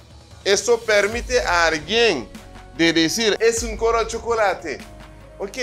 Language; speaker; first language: Spanish; non-native, fluent; Haitian Creole